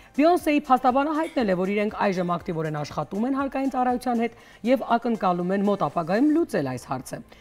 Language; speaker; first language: Armenian; native; Armenian